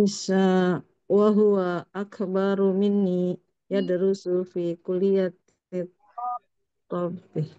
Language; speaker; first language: Arabic; non-native, learner; Indonesian